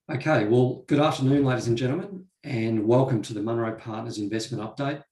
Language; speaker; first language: English; native; English